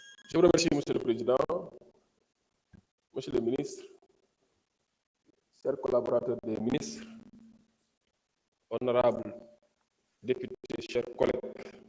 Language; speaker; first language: French; non-native, local second language; Wolof